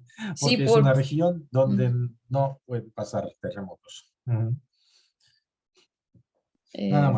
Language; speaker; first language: Spanish; non-native, fluent; Russian